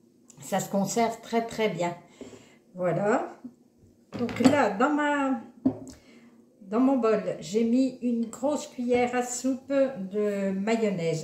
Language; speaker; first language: French; native; French